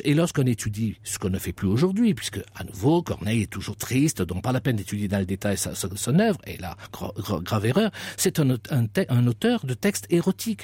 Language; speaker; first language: French; native; French